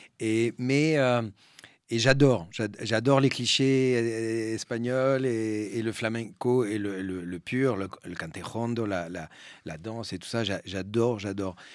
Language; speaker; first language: French; early bilingual, other home language; Spanish